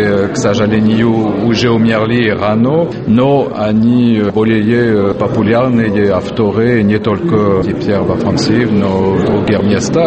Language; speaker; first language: Russian; non-native, fluent; French